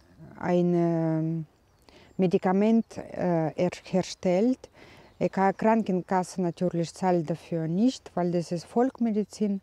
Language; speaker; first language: German; non-native, learner; Russian